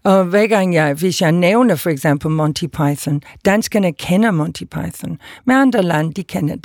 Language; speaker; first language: Danish; non-native, fluent; English